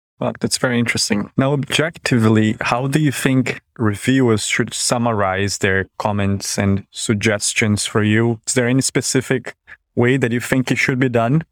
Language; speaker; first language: English; non-native, fluent; Portuguese